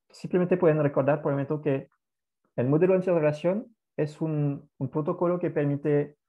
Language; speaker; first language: Spanish; non-native, fluent; French